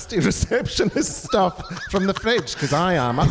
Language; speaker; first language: English; native; English